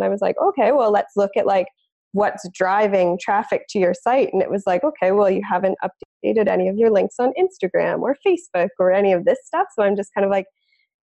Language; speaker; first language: English; native; English